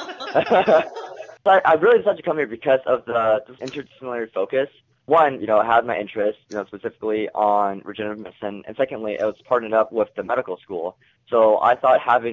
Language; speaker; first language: English; native; English